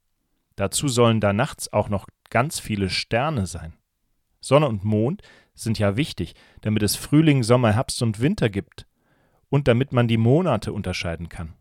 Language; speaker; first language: German; native; German